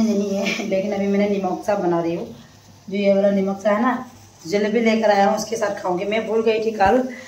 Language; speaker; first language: Hindi; non-native, local second language; Assamese